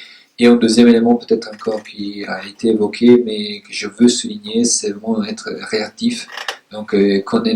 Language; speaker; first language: French; native; French